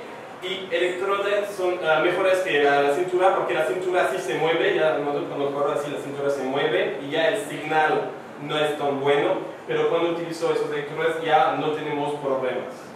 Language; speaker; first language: Spanish; non-native, learner; French